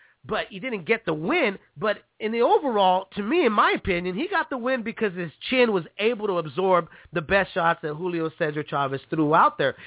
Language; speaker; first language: English; native; English